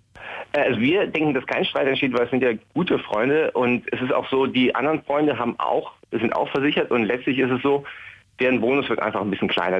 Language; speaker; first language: German; native; German